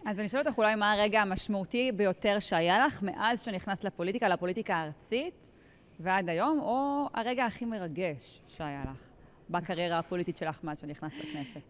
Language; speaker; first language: Hebrew; native; Hebrew